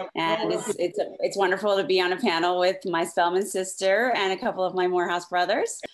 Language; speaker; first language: English; native; English